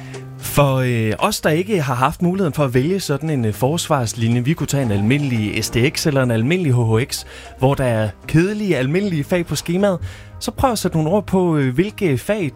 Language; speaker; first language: Danish; native; Danish